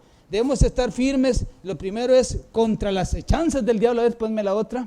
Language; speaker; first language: Spanish; native; Spanish